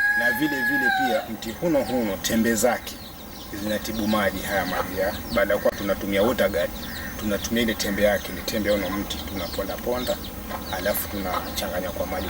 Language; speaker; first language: Swahili; non-native, local second language; Giryama